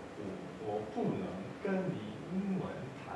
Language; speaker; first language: Chinese; non-native, learner; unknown